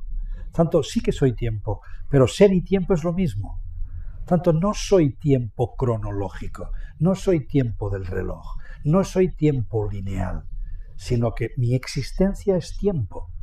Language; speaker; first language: Spanish; native; Spanish